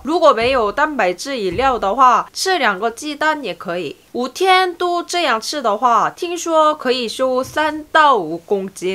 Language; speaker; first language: Chinese; non-native, fluent; Korean